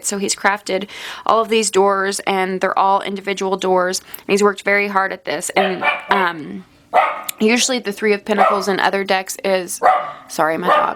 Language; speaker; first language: English; native; English